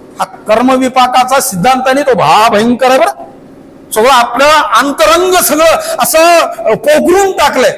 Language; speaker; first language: Marathi; non-native, local second language; Kannada